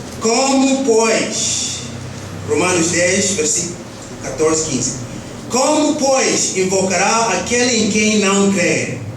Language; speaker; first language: Portuguese; early bilingual, heritage; Portuguese